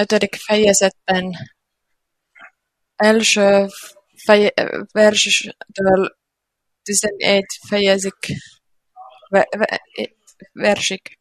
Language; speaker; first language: Hungarian; non-native, learner; Finnish